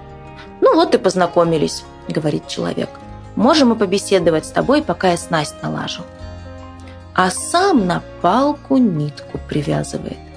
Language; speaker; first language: Russian; native; Russian